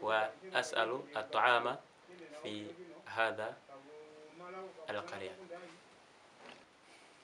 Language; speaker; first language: Arabic; non-native, learner; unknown